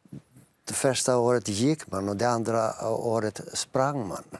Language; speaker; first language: Swedish; non-native, fluent; Greek